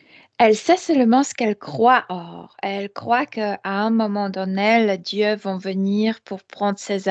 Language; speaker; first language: French; non-native, fluent; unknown